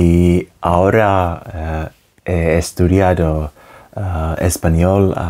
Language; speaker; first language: Spanish; non-native, learner; Finnish